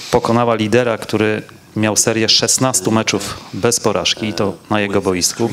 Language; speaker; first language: Polish; native; Polish